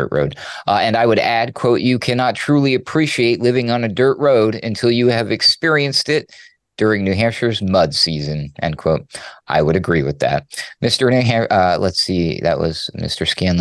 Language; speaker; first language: English; native; English